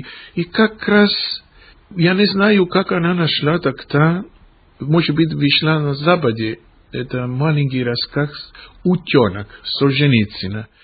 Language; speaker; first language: Russian; non-native, fluent; Greek